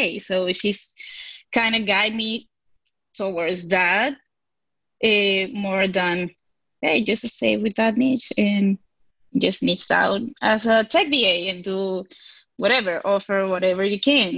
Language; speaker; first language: English; non-native, fluent; Spanish